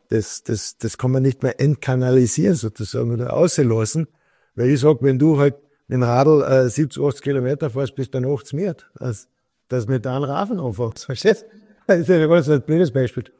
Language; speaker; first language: German; native; German